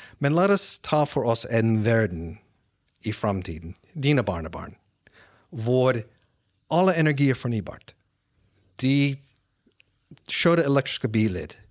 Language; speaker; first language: Norwegian; non-native, fluent; English